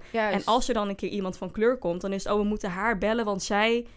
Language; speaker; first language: Dutch; native; Dutch